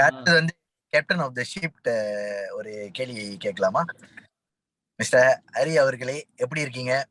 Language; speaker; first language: Tamil; native; Tamil